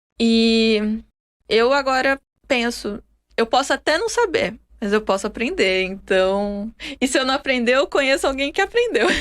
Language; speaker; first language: Portuguese; native; Portuguese